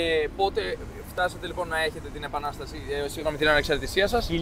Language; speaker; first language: Greek; native; Greek